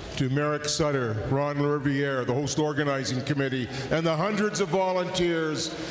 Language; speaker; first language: English; native; English